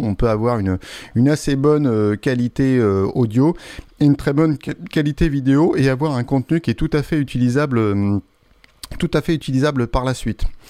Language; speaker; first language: French; native; French